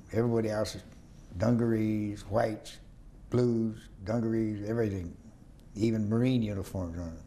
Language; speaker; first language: English; native; English